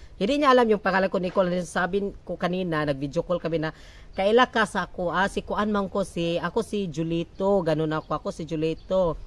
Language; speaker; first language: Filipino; non-native, local second language; Cebuano